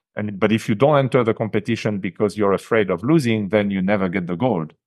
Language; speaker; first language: English; non-native, fluent; French